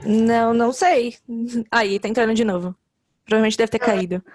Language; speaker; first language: Portuguese; native; Portuguese